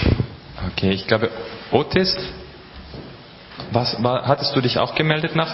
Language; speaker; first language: German; native; German